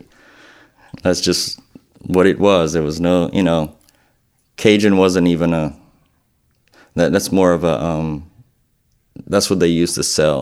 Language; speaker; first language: English; native; English